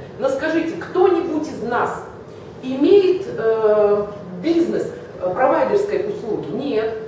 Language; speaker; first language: Russian; native; Russian